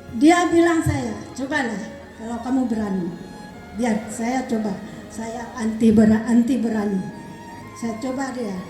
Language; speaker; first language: Indonesian; non-native, local second language; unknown